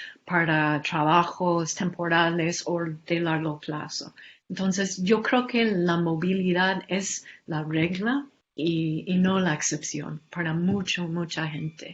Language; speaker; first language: Spanish; non-native, fluent; English